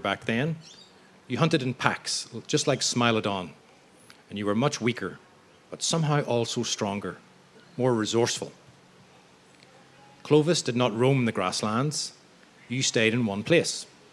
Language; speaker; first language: English; native; English